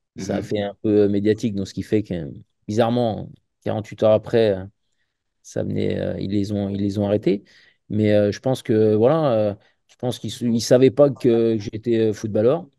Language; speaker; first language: French; native; French